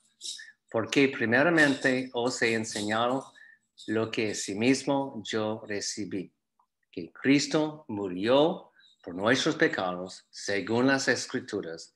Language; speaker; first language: Spanish; non-native, fluent; English